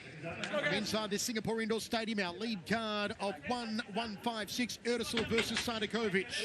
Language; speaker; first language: English; native; English